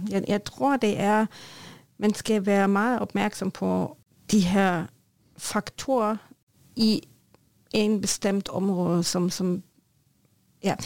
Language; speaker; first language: Norwegian; non-native, learner; German